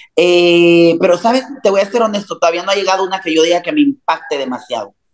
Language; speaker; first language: Spanish; native; Spanish